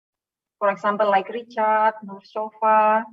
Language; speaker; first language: English; non-native, fluent; Indonesian